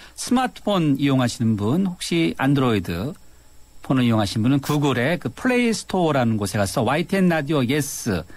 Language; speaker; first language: Korean; native; Korean